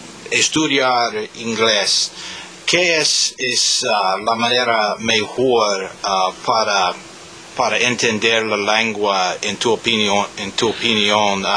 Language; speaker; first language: Spanish; non-native, learner; English